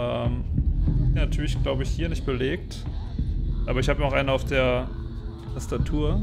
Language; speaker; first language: German; native; German